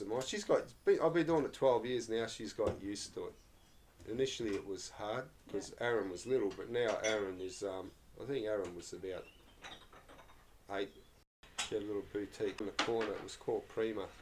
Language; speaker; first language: English; non-native, local second language; Croatian